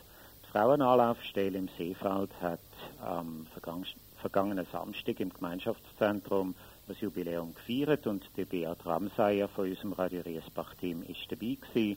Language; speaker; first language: German; native; German